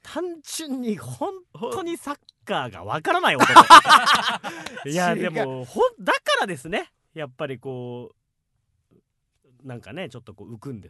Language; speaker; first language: Japanese; native; Japanese